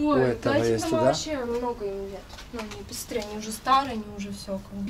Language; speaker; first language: Russian; native; Russian